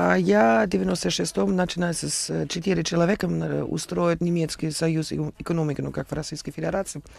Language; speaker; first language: Russian; non-native, learner; German